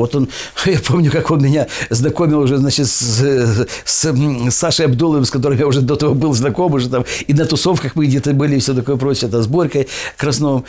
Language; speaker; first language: Russian; native; Russian